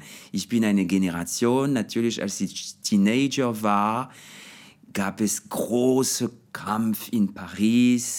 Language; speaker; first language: German; non-native, fluent; French